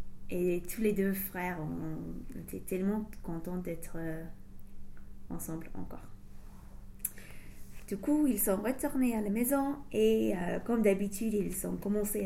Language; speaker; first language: French; non-native, learner; English